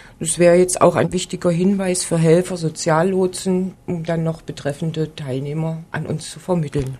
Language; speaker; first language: German; native; German